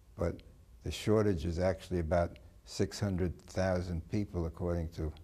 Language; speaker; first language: English; native; English